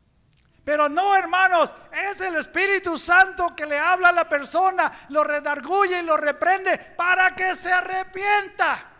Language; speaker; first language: Spanish; native; Spanish